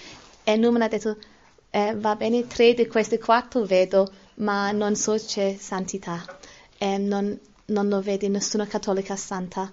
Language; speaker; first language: Italian; non-native, learner; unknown